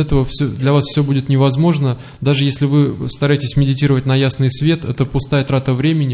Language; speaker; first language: Russian; native; Russian